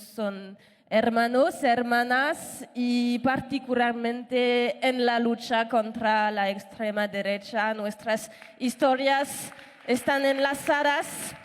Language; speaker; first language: Spanish; non-native, fluent; French